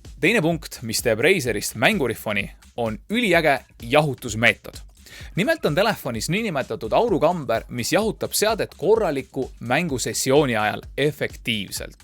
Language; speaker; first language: Estonian; native; Estonian